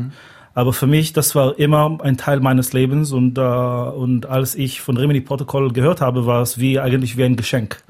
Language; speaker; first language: German; non-native, fluent; Hebrew